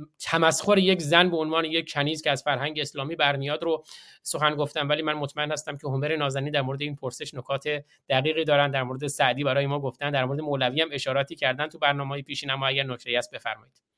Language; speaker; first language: Persian; native; Persian